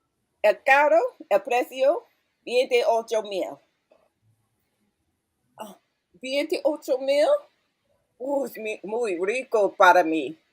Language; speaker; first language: Spanish; non-native, learner; English